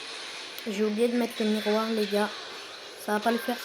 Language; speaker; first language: French; native; French